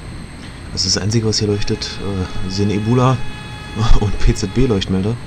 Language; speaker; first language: German; native; German